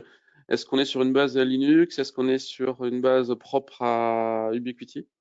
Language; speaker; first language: French; native; French